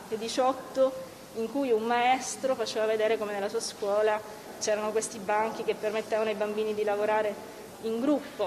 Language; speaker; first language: Italian; native; Italian